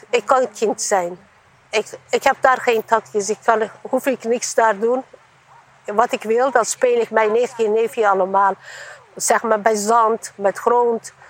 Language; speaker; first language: Dutch; non-native, learner; Turkish